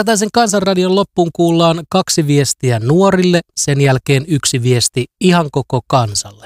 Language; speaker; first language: Finnish; native; Finnish